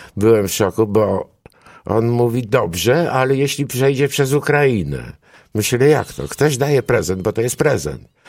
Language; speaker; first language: Polish; early bilingual, other home language; Greek